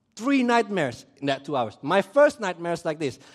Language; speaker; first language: English; early bilingual, other home language; Indonesian